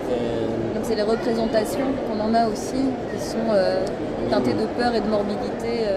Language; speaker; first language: French; native; French